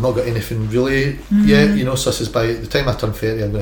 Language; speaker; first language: English; native; English